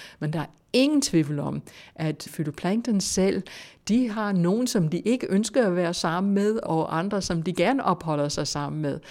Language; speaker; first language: Danish; non-native, fluent; English